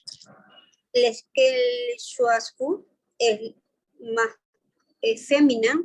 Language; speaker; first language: French; non-native, learner; Spanish